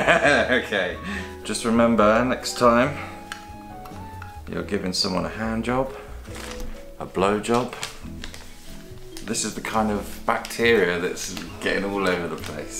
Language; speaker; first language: English; native; English